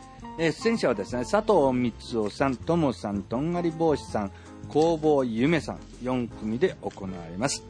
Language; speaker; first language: Japanese; native; Japanese